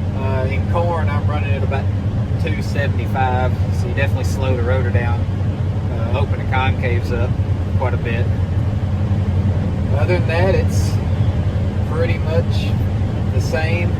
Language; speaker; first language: English; native; English